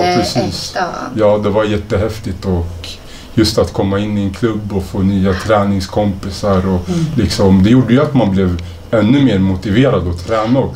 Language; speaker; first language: Swedish; native; Swedish